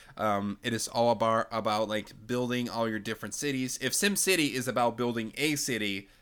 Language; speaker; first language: English; non-native, fluent; Portuguese